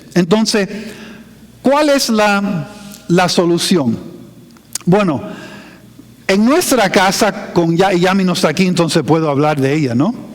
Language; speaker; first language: Spanish; non-native, fluent; English